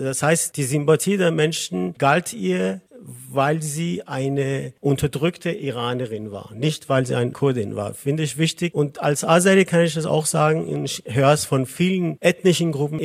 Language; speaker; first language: German; non-native, fluent; Azerbaijani